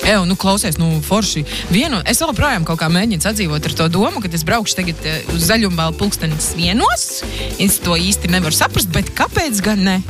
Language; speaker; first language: Latvian; native; Latvian